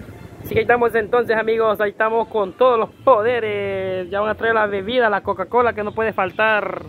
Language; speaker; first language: Spanish; native; Spanish